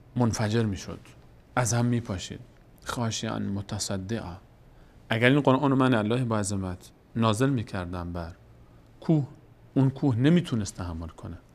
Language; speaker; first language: Persian; native; Persian